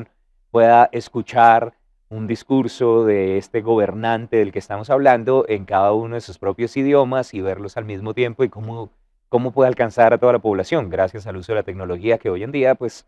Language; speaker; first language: Spanish; native; Spanish